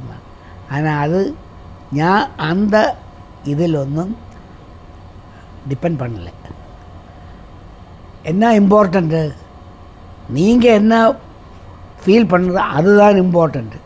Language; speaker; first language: Tamil; non-native, local second language; Malayalam